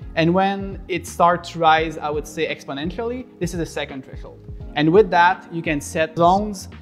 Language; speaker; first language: English; non-native, fluent; French